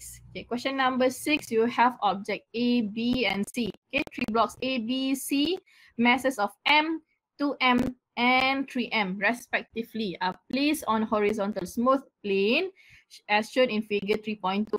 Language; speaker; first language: English; non-native, local second language; Malay